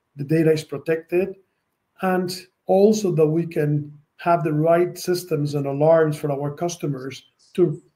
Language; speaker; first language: English; non-native, fluent; Spanish